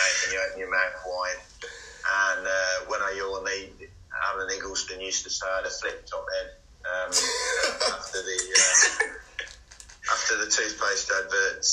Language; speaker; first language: English; native; English